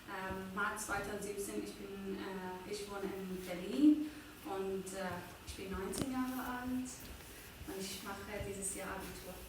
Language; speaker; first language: German; non-native, fluent; Persian